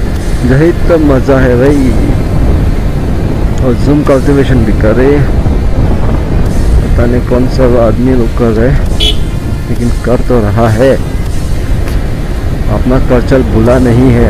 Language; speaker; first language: Hindi; non-native, local second language; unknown